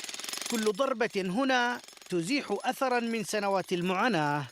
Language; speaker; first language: Arabic; native; Arabic